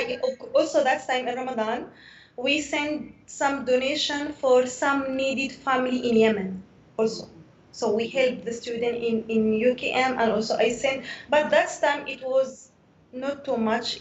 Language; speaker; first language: English; non-native, learner; Arabic